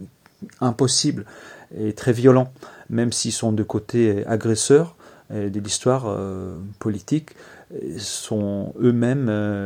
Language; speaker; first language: French; non-native, fluent; Hebrew